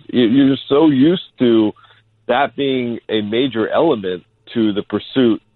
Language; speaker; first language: English; native; English